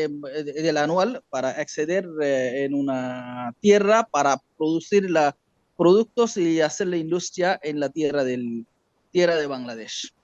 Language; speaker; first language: Spanish; non-native, learner; Bangla